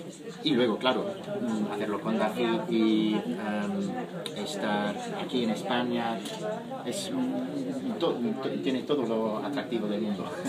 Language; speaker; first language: Spanish; non-native, fluent; English